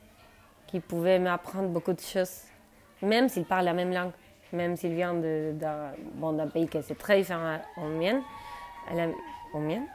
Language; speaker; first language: French; non-native, fluent; Spanish